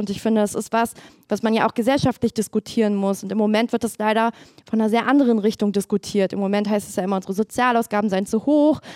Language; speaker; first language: German; native; German